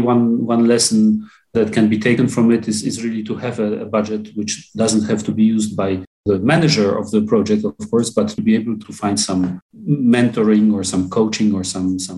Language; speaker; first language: English; non-native, fluent; Polish